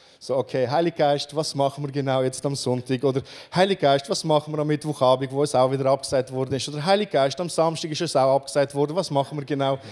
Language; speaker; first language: German; non-native, fluent; Romanian